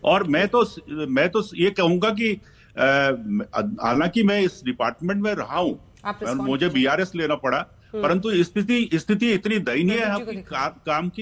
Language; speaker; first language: Hindi; native; Hindi